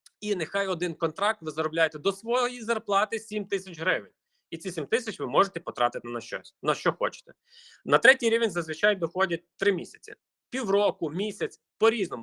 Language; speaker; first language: Ukrainian; native; Ukrainian